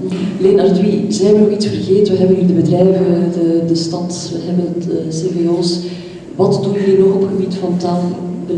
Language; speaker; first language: Dutch; native; Dutch